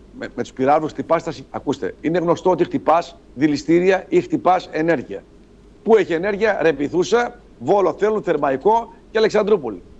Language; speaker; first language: Greek; native; Greek